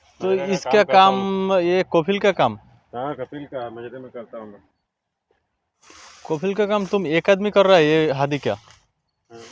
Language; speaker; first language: Hindi; non-native, learner; Bangla